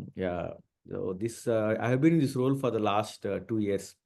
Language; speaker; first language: English; non-native, local second language; Telugu